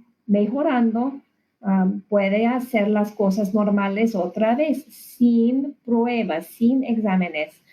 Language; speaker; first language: Spanish; non-native, learner; English